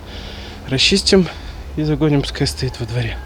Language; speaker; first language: Russian; native; Russian